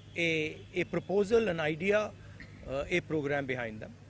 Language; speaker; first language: English; non-native, local second language; Hindi